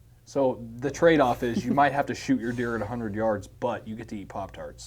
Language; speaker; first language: English; native; English